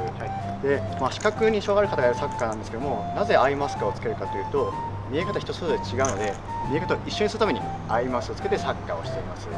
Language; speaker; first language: Japanese; native; Japanese